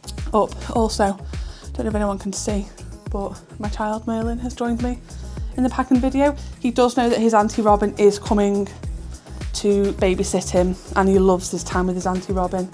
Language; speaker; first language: English; native; English